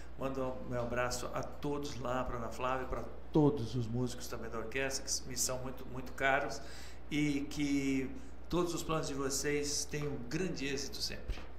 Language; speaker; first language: Portuguese; native; Portuguese